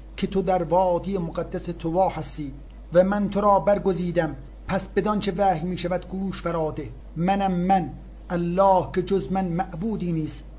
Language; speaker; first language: Persian; native; Persian